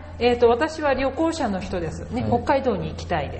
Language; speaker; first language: Japanese; native; Japanese